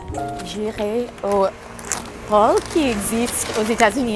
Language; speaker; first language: French; non-native, learner; English